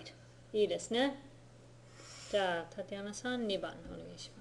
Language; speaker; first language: Japanese; non-native, fluent; English